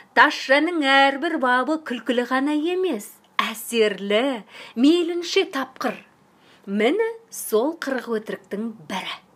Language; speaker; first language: Kazakh; native; Kazakh